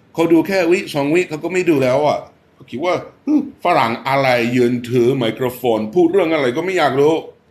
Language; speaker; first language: Thai; non-native, fluent; English